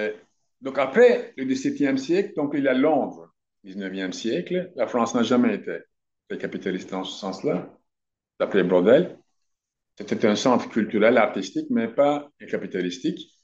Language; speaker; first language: French; non-native, fluent; Turkish